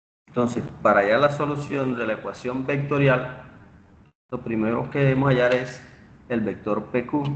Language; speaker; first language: Spanish; native; Spanish